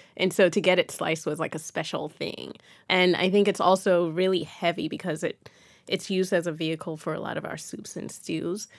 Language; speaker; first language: English; non-native, local second language; Yoruba